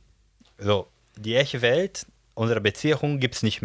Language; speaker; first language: German; non-native, fluent; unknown